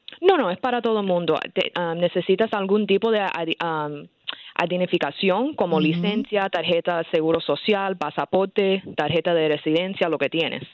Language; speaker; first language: Spanish; early bilingual, heritage; Spanish